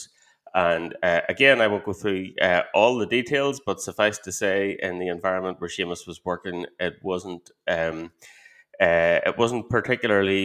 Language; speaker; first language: English; native; English